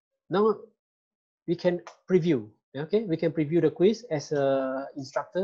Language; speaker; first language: English; non-native, local second language; Malay